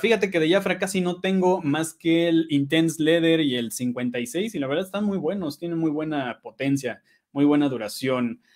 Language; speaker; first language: Spanish; native; Spanish